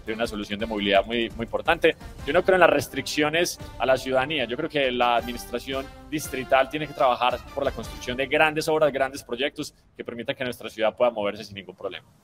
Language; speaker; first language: Spanish; native; Spanish